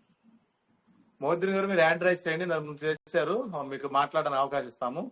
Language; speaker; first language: Telugu; native; Telugu